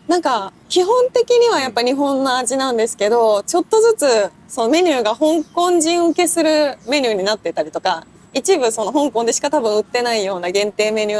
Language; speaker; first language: Japanese; native; Japanese